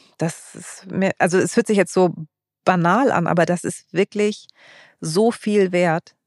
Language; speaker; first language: German; early bilingual, other home language; Greek